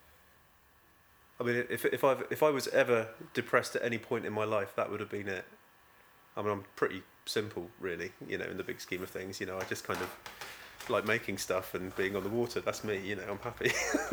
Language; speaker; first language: English; native; English